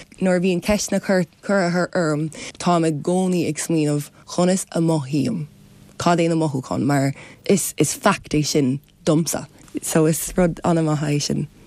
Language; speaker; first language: Irish; non-native, local second language; English